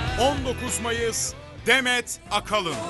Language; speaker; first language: Turkish; native; Turkish